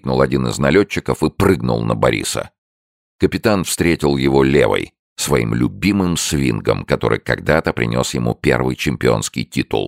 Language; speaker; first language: Russian; native; Russian